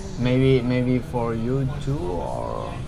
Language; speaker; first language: English; non-native, learner; Spanish